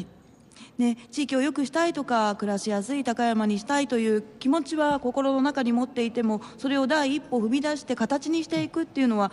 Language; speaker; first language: Japanese; native; Japanese